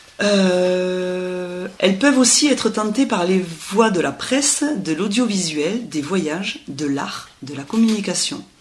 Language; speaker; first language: French; native; French